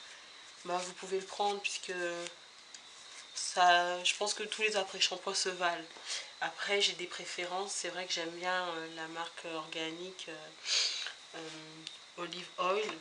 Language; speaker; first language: French; native; French